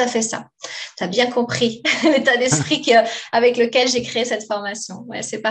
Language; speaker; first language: French; native; French